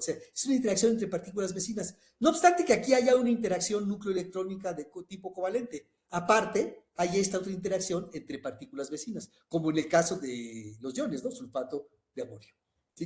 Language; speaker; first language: Spanish; native; Spanish